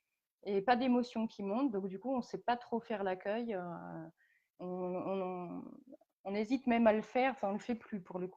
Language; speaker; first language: French; native; French